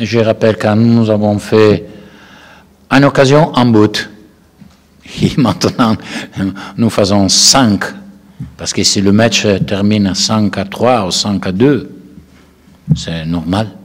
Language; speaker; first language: French; non-native, learner; Italian